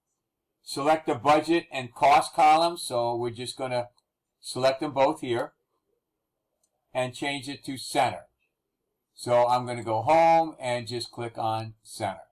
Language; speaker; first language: English; native; English